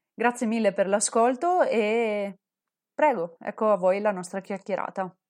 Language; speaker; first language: Italian; native; Italian